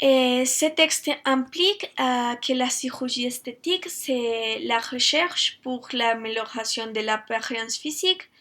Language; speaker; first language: French; non-native, learner; Spanish